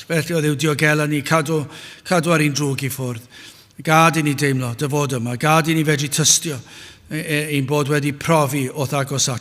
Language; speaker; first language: Welsh; native; Welsh